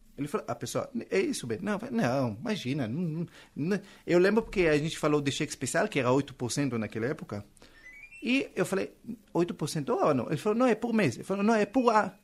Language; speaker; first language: Portuguese; non-native, fluent; Hebrew